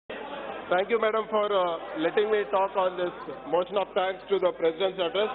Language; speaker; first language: English; non-native, local second language; Telugu